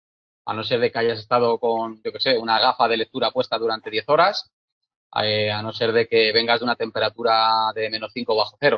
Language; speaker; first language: Spanish; native; Spanish